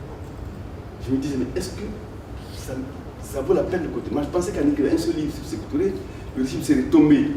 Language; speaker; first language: French; non-native, local second language; Fula